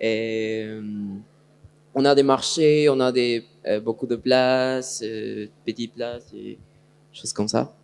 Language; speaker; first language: French; non-native, learner; Spanish